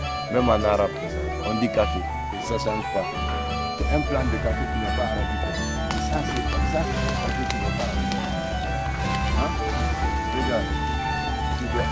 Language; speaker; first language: French; non-native, local second language; Fula